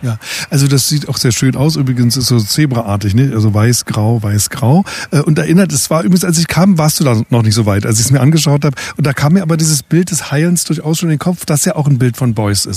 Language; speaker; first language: German; native; German